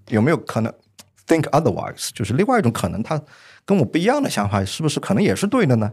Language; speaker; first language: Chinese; native; Chinese